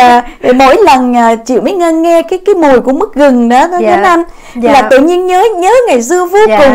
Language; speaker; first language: Vietnamese; native; Vietnamese